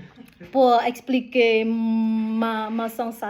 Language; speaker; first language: French; non-native, learner; Vietnamese